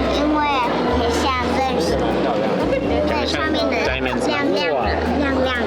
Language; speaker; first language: Chinese; early bilingual, heritage; Chinese